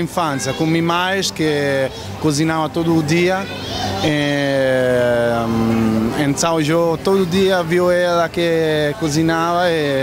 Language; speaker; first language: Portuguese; non-native, learner; Italian